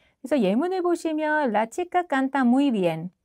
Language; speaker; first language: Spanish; non-native, fluent; Korean